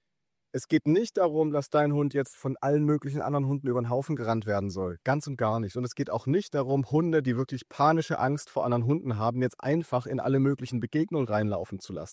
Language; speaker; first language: German; native; German